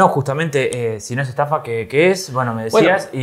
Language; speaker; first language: Spanish; native; Spanish